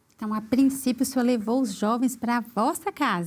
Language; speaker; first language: Portuguese; native; Portuguese